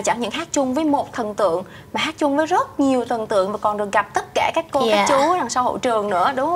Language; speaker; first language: Vietnamese; native; Vietnamese